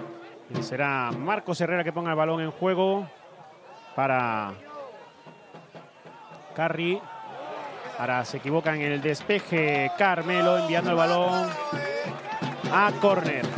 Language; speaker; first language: Spanish; native; Spanish